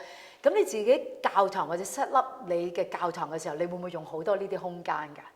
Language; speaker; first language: Cantonese; native; Cantonese